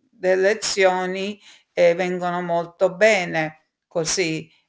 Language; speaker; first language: Italian; non-native, fluent; English